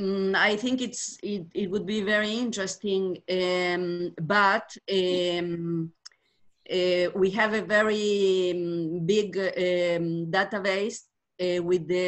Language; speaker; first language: English; non-native, learner; Spanish